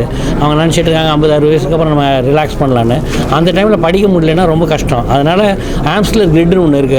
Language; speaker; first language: Tamil; native; Tamil